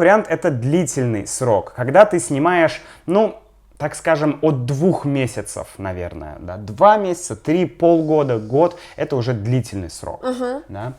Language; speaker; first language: Russian; native; Russian